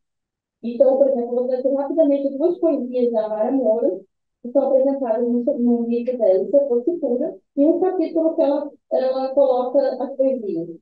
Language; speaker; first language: Portuguese; native; Portuguese